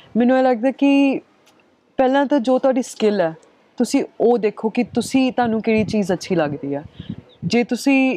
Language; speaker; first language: Punjabi; early bilingual, heritage; Punjabi